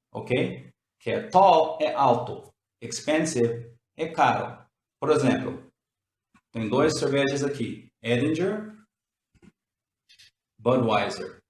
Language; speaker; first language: Portuguese; non-native, learner; English